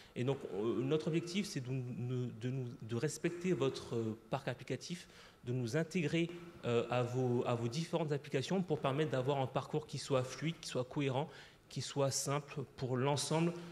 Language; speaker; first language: French; native; French